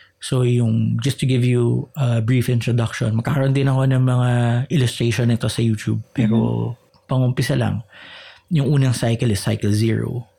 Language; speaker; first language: Filipino; native; Filipino